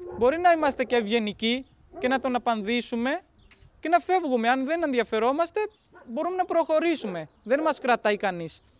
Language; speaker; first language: Greek; non-native, fluent; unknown